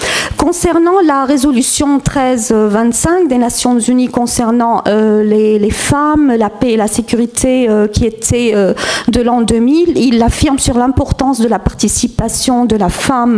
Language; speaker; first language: French; non-native, fluent; Arabic